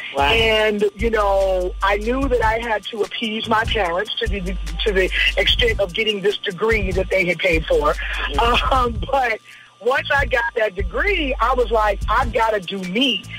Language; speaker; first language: English; native; English